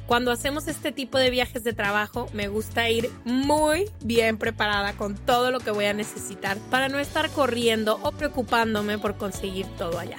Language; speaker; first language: Spanish; native; Spanish